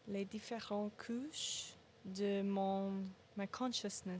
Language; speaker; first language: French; non-native, learner; English